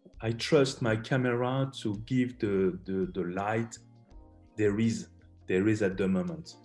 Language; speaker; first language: English; non-native, learner; French